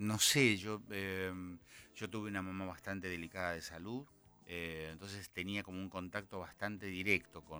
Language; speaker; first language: Spanish; native; Spanish